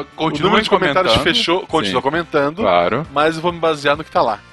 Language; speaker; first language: Portuguese; native; Portuguese